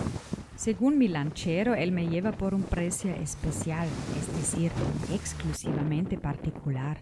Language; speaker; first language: Spanish; non-native, fluent; German